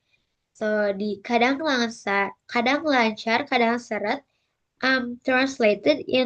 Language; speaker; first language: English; non-native, learner; Indonesian